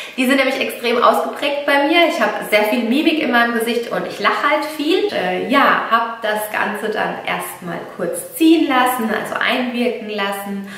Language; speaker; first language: German; early bilingual, other home language; Italian